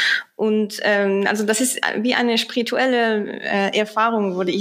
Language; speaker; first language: German; non-native, fluent; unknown